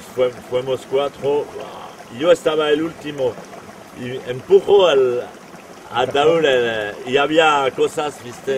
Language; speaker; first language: Spanish; non-native, fluent; French